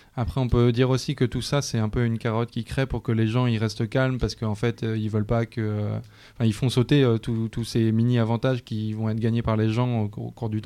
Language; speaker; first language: French; native; French